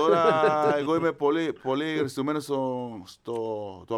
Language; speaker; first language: Greek; non-native, fluent; Spanish